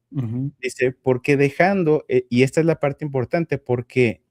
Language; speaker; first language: Spanish; native; Spanish